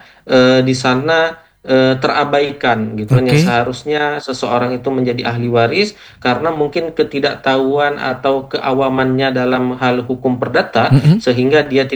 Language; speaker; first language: Indonesian; native; Indonesian